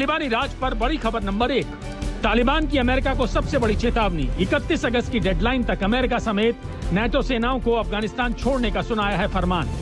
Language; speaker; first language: Hindi; native; Hindi